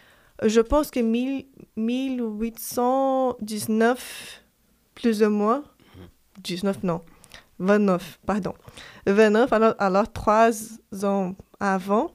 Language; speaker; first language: French; non-native, fluent; Portuguese